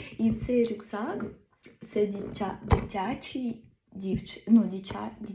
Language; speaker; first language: Ukrainian; non-native, local second language; Russian